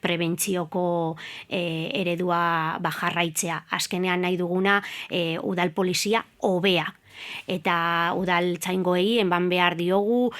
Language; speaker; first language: Basque; non-native, local second language; Spanish